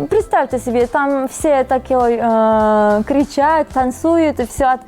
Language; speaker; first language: Russian; non-native, fluent; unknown